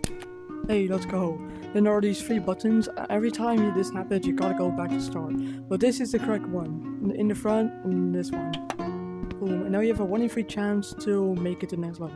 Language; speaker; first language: English; non-native, fluent; Dutch